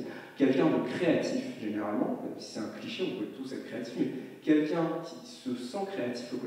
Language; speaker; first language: French; native; French